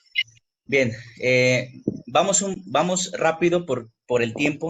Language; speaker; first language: Spanish; native; Spanish